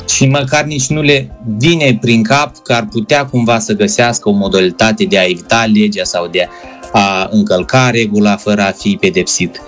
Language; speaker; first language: Romanian; native; Romanian